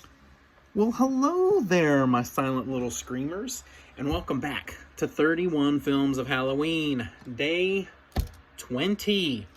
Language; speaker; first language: English; native; English